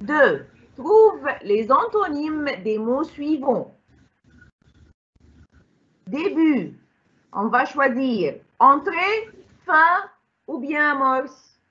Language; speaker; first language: French; non-native, fluent; Arabic